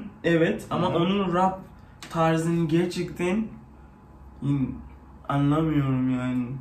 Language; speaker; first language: Turkish; non-native, learner; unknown